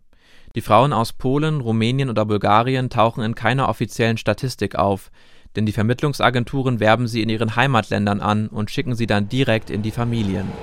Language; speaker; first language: German; native; German